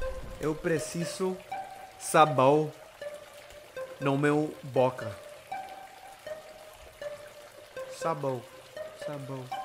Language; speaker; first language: Portuguese; non-native, learner; Spanish